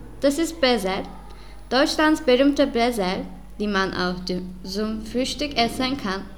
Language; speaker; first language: German; non-native, learner; Turkish